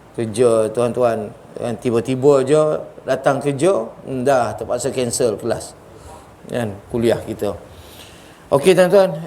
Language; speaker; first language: Malay; native; Malay